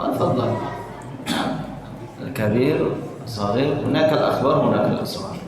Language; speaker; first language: Arabic; non-native, fluent; Indonesian